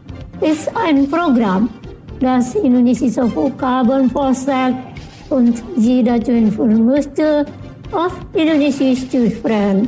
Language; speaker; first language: German; non-native, fluent; Indonesian